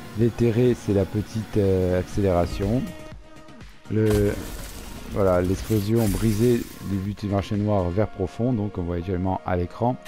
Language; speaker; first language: French; native; French